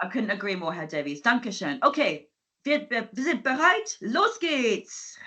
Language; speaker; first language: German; non-native, fluent; English